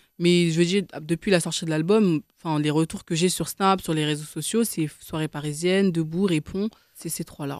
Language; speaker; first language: French; native; French